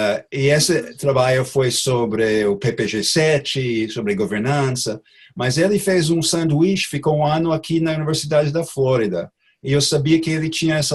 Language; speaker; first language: Portuguese; non-native, fluent; English